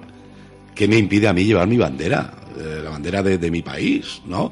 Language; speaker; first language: Spanish; native; Spanish